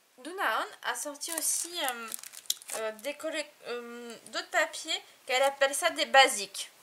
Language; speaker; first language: French; native; French